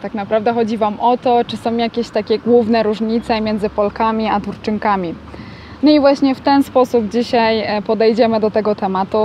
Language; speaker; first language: Polish; native; Polish